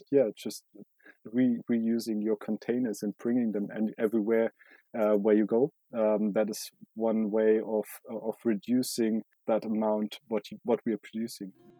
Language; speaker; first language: English; non-native, fluent; German